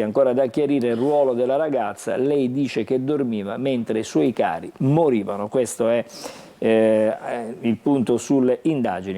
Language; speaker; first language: Italian; native; Italian